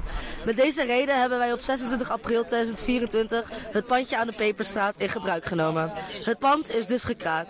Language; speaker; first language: Dutch; native; Dutch